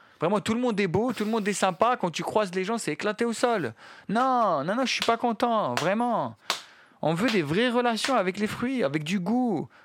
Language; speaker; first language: French; non-native, local second language; Arabic